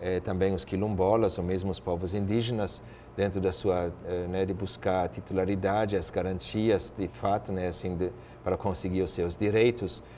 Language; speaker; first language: Portuguese; non-native, fluent; German